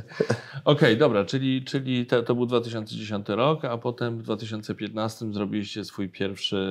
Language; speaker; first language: Polish; native; Polish